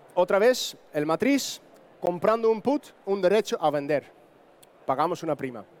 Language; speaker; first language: Spanish; non-native, fluent; Dutch